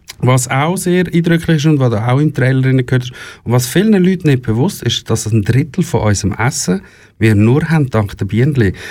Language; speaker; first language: German; native; German